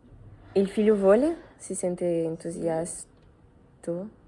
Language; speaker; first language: Italian; non-native, learner; French